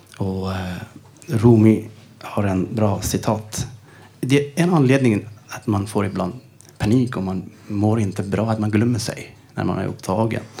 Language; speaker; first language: Swedish; non-native, fluent; Persian